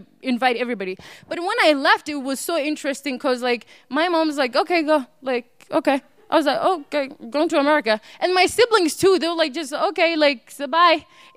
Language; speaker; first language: English; non-native, local second language; Northern Sotho